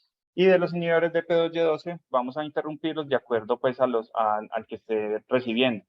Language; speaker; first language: Spanish; native; Spanish